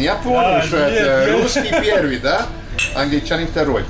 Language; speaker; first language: Russian; non-native, learner; English